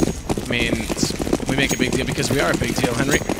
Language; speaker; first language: English; native; English